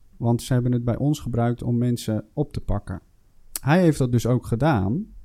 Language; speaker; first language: Dutch; native; Dutch